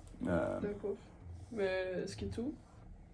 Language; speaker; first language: French; non-native, learner; Swedish